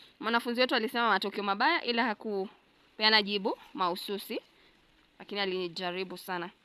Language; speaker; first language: Swahili; non-native, local second language; Gusii